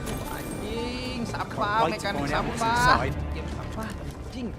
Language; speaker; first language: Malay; non-native, local second language; Sundanese